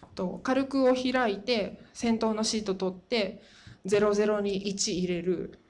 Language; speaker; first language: Japanese; native; Japanese